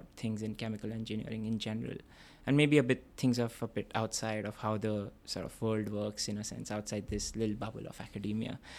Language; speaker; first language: English; non-native, local second language; Bangla